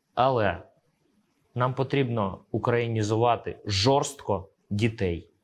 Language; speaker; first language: Ukrainian; early bilingual, other home language; Russian